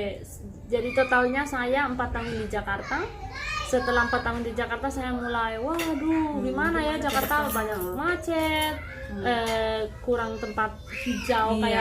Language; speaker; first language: Indonesian; non-native, fluent; Spanish